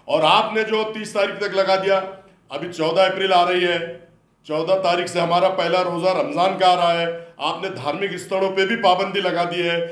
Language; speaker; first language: Hindi; non-native, local second language; Urdu